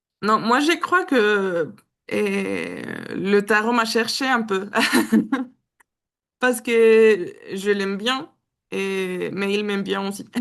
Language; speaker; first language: French; non-native, learner; Spanish